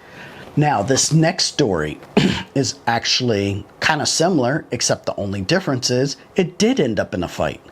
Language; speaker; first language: English; native; English